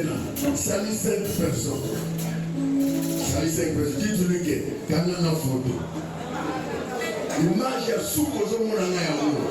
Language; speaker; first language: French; non-native, local second language; Lingala